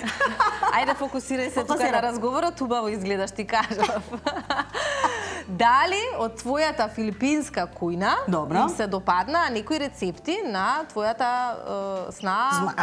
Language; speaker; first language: Macedonian; native; Macedonian